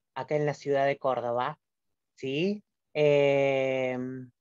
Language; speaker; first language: Spanish; native; Spanish